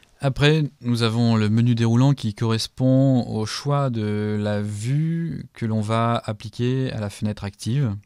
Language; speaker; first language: French; native; French